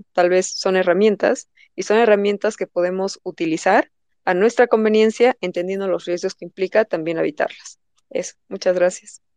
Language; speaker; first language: Spanish; native; Spanish